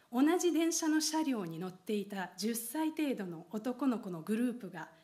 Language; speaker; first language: Japanese; non-native, fluent; Hungarian